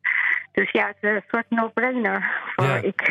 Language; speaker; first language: Dutch; non-native, learner; English